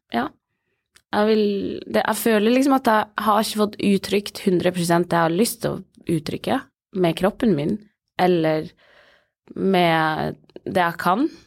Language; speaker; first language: Norwegian; early bilingual, other home language; Somali